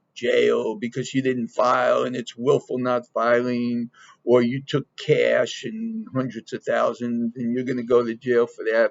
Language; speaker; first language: English; native; English